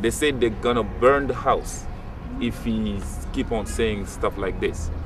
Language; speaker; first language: English; non-native, learner; Wolof